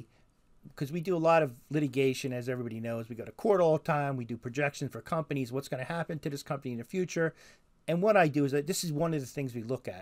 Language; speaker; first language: English; native; English